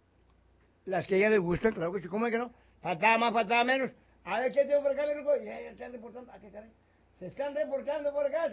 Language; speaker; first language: Spanish; native; Spanish